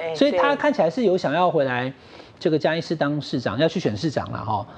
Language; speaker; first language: Chinese; native; Chinese